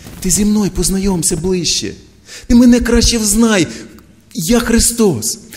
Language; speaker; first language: Ukrainian; non-native, local second language; Russian